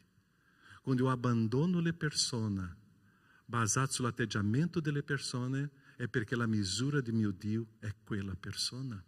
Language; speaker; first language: Italian; non-native, fluent; Portuguese